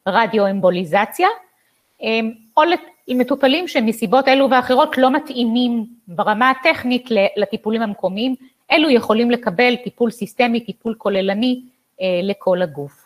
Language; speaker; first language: Hebrew; native; Hebrew